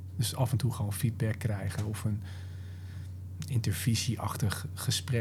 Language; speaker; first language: Dutch; native; Dutch